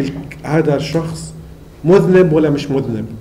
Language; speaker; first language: Arabic; native; Arabic